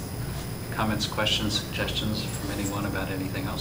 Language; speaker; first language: English; native; English